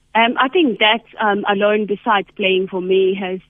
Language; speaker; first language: English; non-native, local second language; Zulu